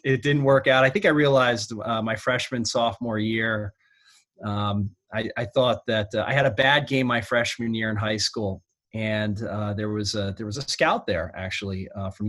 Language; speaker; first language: English; native; English